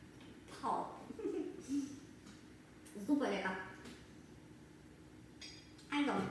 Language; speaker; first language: German; non-native, fluent; Russian